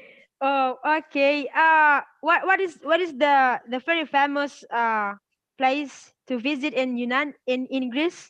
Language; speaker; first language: English; non-native, learner; Indonesian